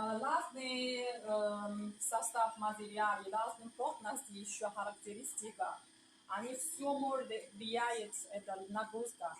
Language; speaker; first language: Russian; non-native, learner; Chinese